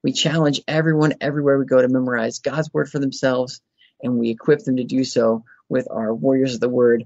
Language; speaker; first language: English; native; English